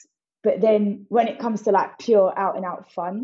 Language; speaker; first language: English; native; English